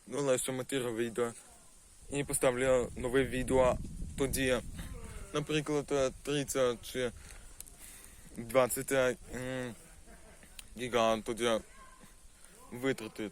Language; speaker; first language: Ukrainian; non-native, local second language; Russian